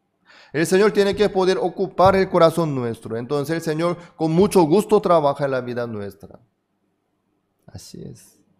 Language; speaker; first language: Spanish; non-native, fluent; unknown